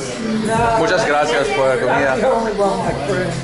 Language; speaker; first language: Spanish; non-native, learner; English